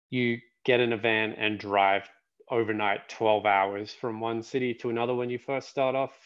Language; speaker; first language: English; native; English